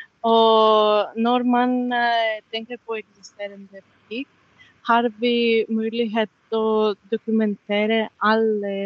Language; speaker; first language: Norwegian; non-native, fluent; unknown